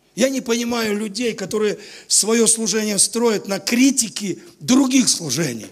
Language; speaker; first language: Russian; native; Russian